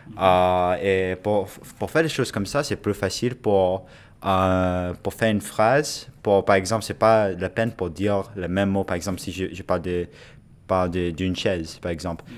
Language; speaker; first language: French; non-native, learner; English